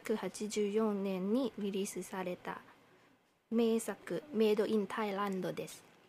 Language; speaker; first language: Japanese; non-native, learner; Thai